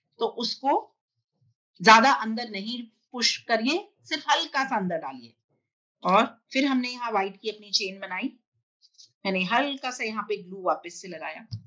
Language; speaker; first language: Hindi; native; Hindi